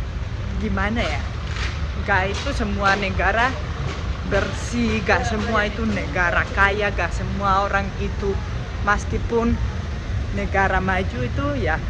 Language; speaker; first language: Indonesian; non-native, fluent; Spanish